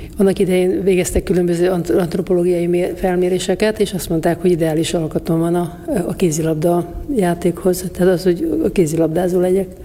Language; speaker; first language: Hungarian; native; Hungarian